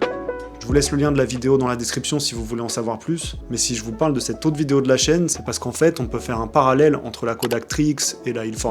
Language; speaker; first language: French; native; French